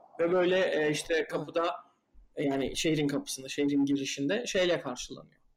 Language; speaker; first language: Turkish; native; Turkish